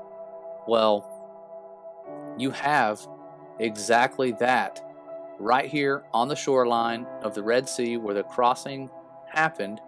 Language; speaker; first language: English; native; English